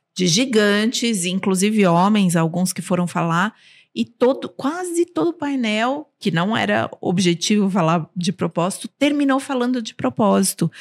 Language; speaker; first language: Portuguese; non-native, local second language; Armenian